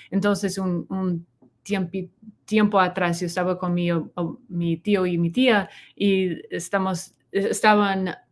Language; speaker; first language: Spanish; non-native, learner; English